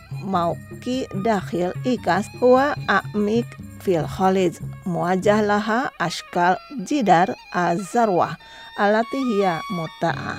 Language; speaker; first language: Arabic; non-native, fluent; Indonesian